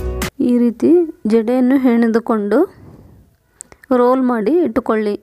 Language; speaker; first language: Kannada; native; Kannada